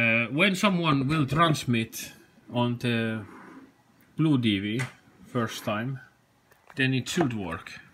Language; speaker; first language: English; non-native, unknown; Finnish